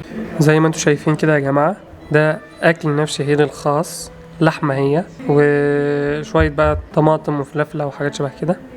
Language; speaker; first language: Arabic; native; Arabic